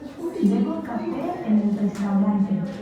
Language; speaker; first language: Spanish; non-native, learner; English